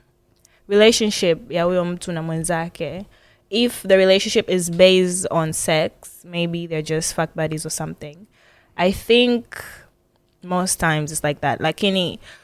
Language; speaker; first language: English; non-native, local second language; Swahili